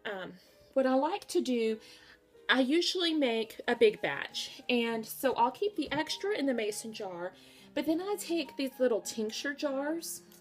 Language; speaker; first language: English; native; English